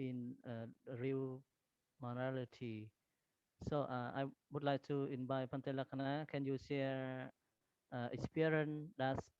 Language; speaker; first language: English; non-native, learner; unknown